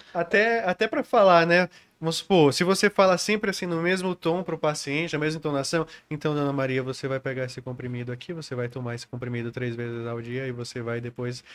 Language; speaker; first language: Portuguese; native; Portuguese